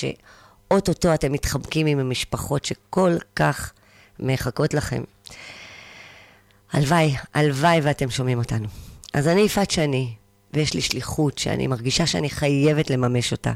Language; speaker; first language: Hebrew; native; Hebrew